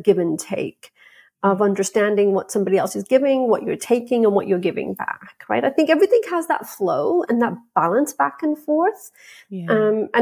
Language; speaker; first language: English; native; English